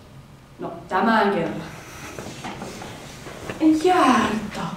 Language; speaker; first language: Finnish; native; Finnish